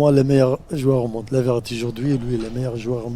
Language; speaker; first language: French; non-native, fluent; Arabic